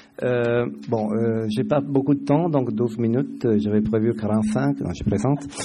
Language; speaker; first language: French; non-native, fluent; Italian